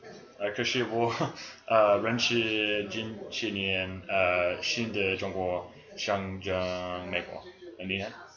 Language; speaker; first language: Chinese; non-native, learner; English